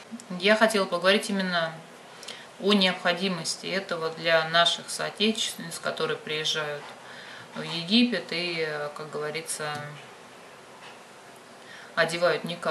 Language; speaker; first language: Russian; native; Russian